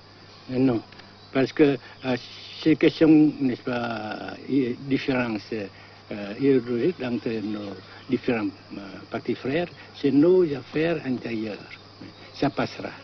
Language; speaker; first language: French; non-native, fluent; Vietnamese